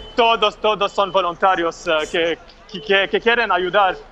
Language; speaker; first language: Spanish; non-native, fluent; Arabic